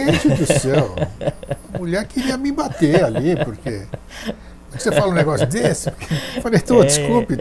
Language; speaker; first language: Portuguese; native; Portuguese